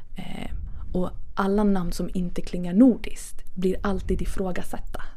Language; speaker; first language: Swedish; early bilingual, other home language; Kurdish